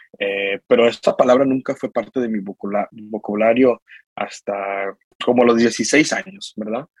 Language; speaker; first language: Spanish; early bilingual, heritage; Spanish